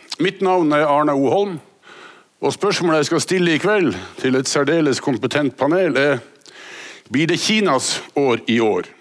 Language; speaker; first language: Norwegian; native; Norwegian